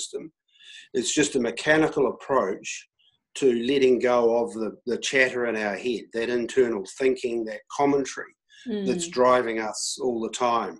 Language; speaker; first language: English; native; English